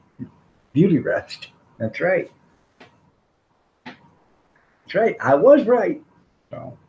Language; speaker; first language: English; native; English